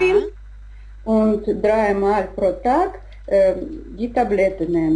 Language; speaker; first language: German; non-native, learner; Russian